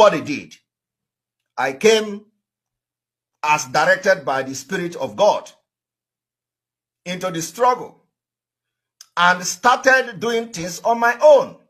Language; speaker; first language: English; non-native, local second language; Igbo